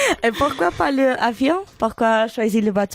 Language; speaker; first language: French; non-native, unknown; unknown